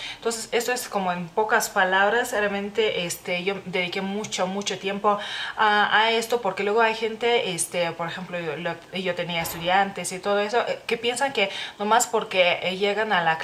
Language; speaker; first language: Spanish; non-native, fluent; Lithuanian